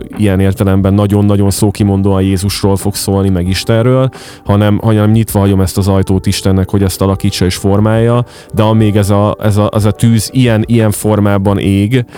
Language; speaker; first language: Hungarian; native; Hungarian